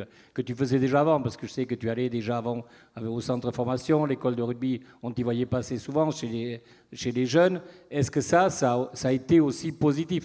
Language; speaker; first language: French; native; French